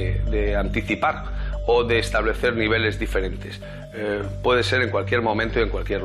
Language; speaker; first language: Spanish; native; Spanish